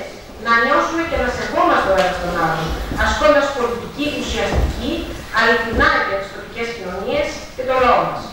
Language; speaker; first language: Greek; native; Greek